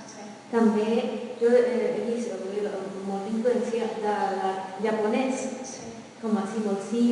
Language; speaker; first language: Catalan; non-native, fluent; Spanish